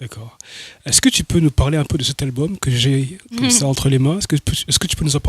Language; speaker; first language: French; native; French